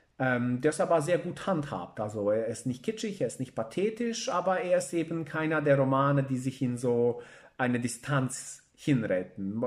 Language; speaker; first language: German; early bilingual, other home language; Bosnian